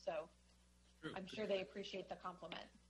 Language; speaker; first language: English; native; English